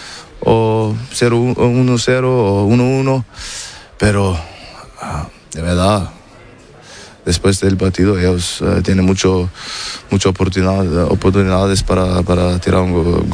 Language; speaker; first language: Spanish; non-native, fluent; German